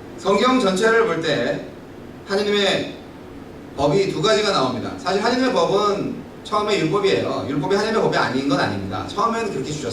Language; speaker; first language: Korean; native; Korean